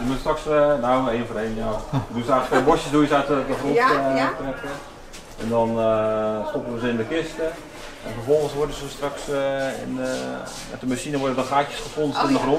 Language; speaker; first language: Dutch; native; Dutch